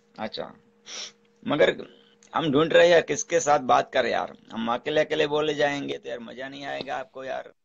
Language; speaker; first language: Hindi; non-native, local second language; Gujarati